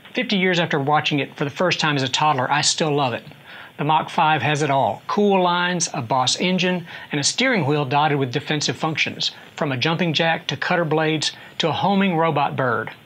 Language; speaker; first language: English; native; English